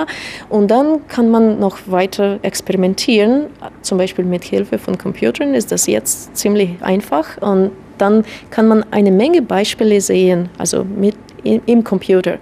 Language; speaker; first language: German; non-native, fluent; Russian